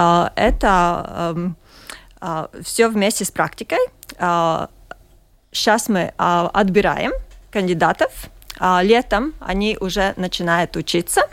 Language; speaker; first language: Russian; non-native, local second language; Latvian